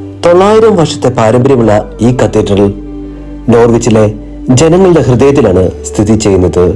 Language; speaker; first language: Malayalam; native; Malayalam